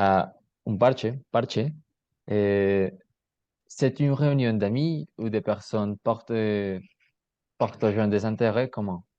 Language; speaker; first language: French; non-native, learner; Spanish